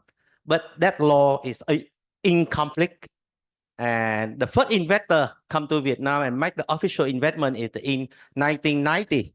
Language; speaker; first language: English; non-native, learner; Vietnamese